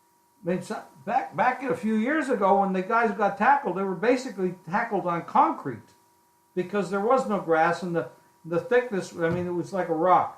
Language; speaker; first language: English; native; English